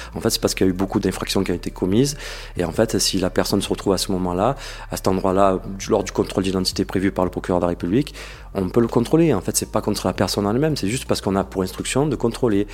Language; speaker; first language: French; native; French